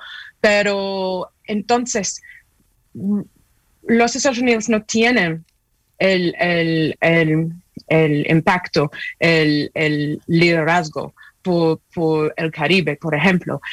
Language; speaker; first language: Spanish; non-native, fluent; English